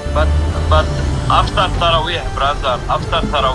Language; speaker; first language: English; non-native, learner; Arabic